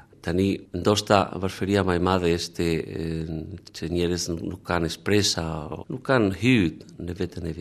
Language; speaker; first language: Albanian; non-native, learner; Spanish